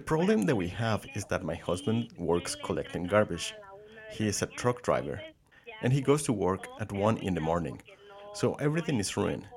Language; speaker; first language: English; non-native, fluent; Spanish